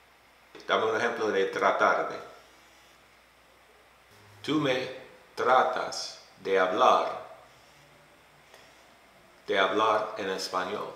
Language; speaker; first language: Spanish; non-native, fluent; English